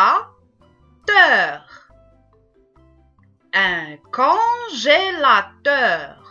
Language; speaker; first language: French; non-native, local second language; Arabic